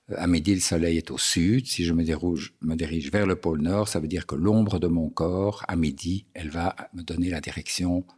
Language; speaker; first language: French; native; French